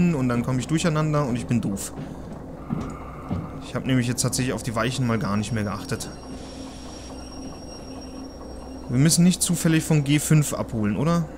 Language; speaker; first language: German; native; German